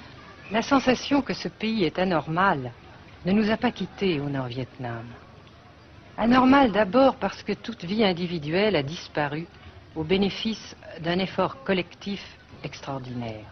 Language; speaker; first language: French; native; French